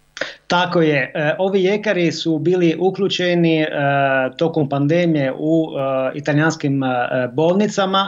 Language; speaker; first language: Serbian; non-native, fluent; Italian